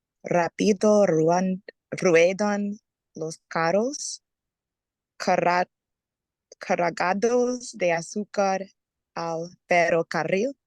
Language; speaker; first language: Spanish; non-native, learner; English